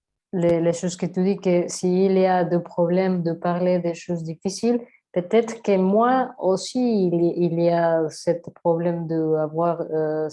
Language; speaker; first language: French; non-native, learner; Spanish